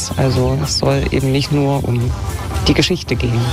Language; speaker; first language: German; native; German